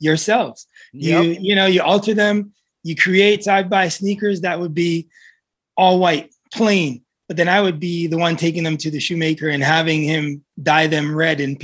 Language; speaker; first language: English; native; English